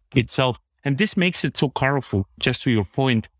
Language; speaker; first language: English; non-native, fluent; Bulgarian